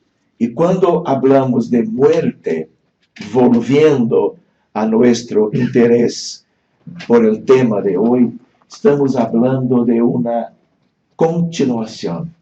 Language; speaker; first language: Spanish; non-native, fluent; Portuguese